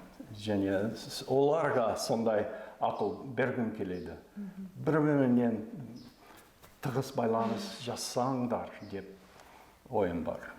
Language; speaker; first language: Kazakh; non-native, fluent; English